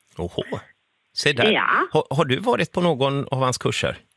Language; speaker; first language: Swedish; native; Swedish